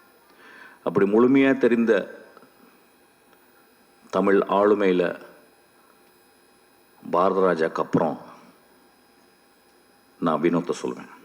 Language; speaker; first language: Tamil; native; Tamil